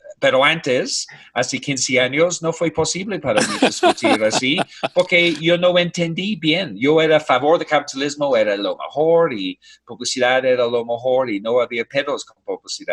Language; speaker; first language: Spanish; non-native, fluent; English